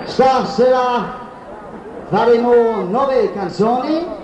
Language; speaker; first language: Italian; non-native, learner; English